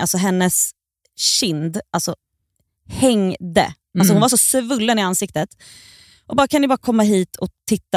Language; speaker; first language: Swedish; native; Swedish